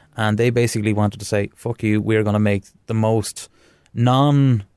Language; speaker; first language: English; native; English